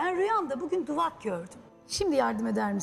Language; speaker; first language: Turkish; native; Turkish